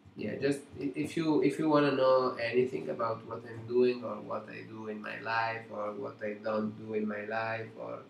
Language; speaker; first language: English; non-native, fluent; Italian